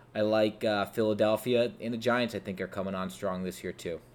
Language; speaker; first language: English; native; English